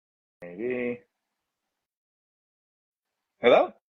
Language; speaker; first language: English; native; English